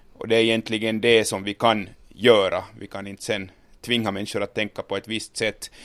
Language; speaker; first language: Swedish; native; Swedish